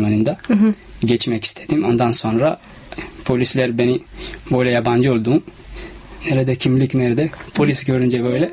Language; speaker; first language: Turkish; non-native, fluent; Somali